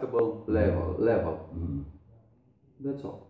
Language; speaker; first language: English; non-native, learner; Romanian